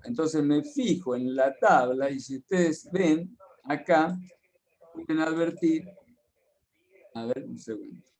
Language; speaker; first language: Spanish; native; Spanish